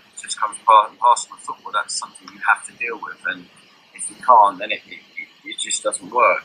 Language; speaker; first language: English; native; English